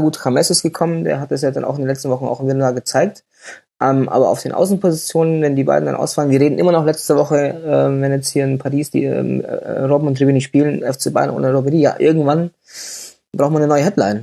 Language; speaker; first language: German; native; German